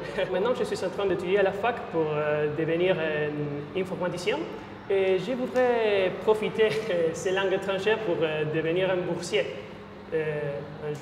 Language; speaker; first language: French; non-native, fluent; Spanish